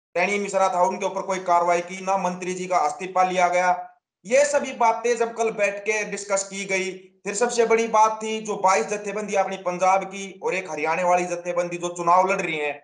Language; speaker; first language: Hindi; native; Hindi